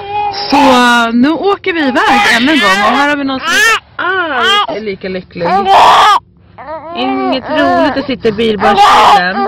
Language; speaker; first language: Swedish; native; Swedish